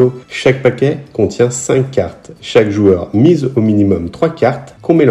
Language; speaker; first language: French; native; French